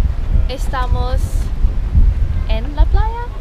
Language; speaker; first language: Spanish; non-native, learner; German